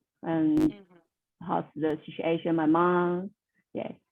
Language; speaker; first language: English; non-native, learner; Chinese